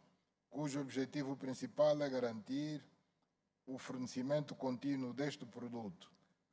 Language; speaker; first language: Portuguese; native; Portuguese